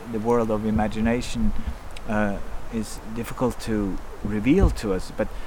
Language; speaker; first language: English; non-native, fluent; Norwegian